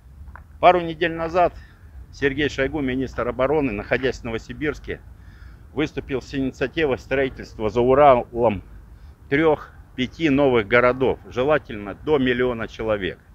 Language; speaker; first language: Russian; native; Russian